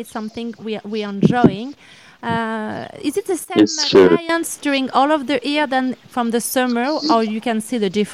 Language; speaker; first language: English; non-native, learner; French